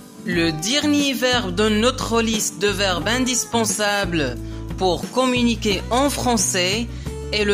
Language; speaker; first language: French; non-native, local second language; Arabic